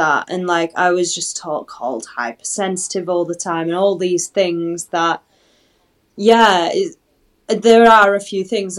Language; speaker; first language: English; native; English